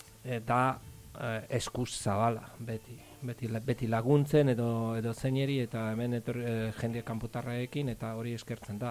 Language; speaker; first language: Basque; non-native, learner; Polish